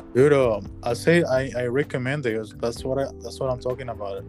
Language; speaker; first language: English; non-native, fluent; Spanish